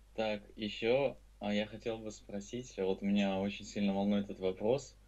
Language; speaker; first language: Russian; native; Russian